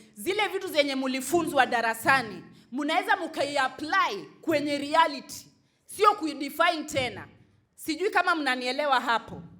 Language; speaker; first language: Swahili; non-native, local second language; Luo (Kenya and Tanzania)